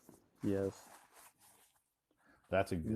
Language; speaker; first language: English; non-native, learner; Chinese